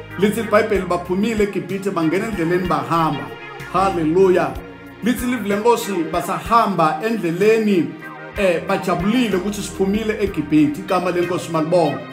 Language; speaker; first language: Zulu; non-native, local second language; Swati